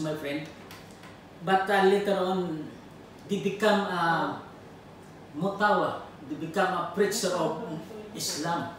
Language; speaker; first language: English; non-native, learner; Filipino